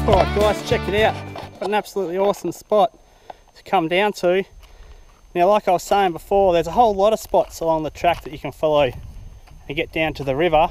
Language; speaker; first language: English; native; English